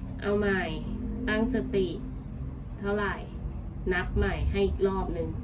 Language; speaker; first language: Thai; native; Thai